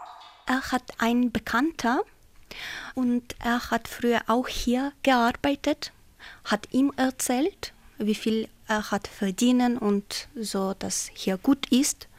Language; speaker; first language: German; non-native, fluent; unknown